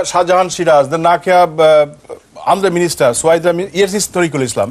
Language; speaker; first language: German; non-native, learner; Bangla